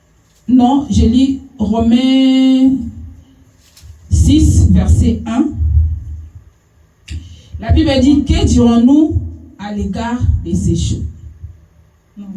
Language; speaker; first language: French; non-native, local second language; Lingala